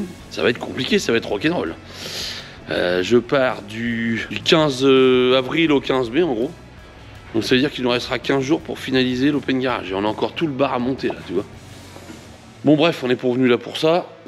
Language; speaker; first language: French; native; French